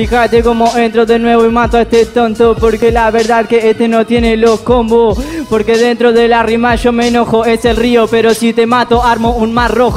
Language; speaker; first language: Spanish; native; Spanish